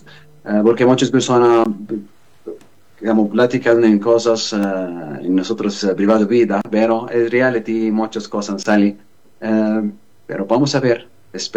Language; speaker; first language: Spanish; non-native, learner; Arabic